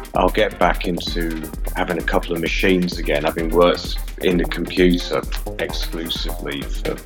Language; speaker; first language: English; native; English